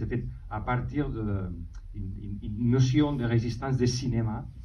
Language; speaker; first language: French; non-native, fluent; Spanish